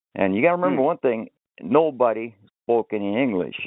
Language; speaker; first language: English; early bilingual, other home language; Finnish